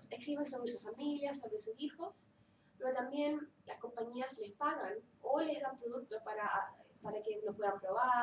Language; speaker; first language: Spanish; early bilingual, heritage; Spanish